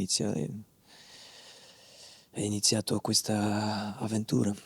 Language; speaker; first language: Italian; non-native, fluent; Dutch